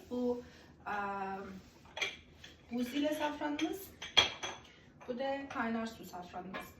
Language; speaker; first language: Turkish; non-native, learner; Persian